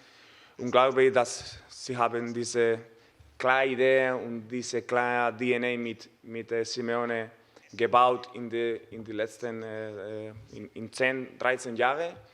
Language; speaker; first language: German; non-native, fluent; Spanish